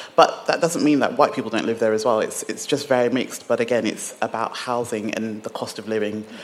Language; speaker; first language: English; native; English